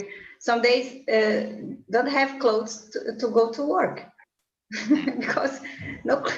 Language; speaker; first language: English; non-native, learner; Portuguese